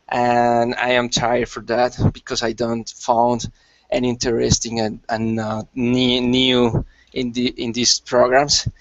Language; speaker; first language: English; non-native, learner; Spanish